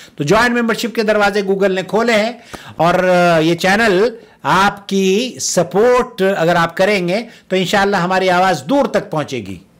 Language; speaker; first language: Urdu; native; Urdu